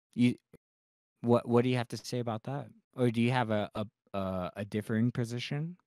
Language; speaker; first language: English; native; English